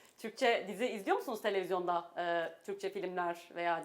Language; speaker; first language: Turkish; native; Turkish